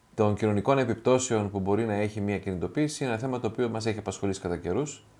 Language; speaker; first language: Greek; native; Greek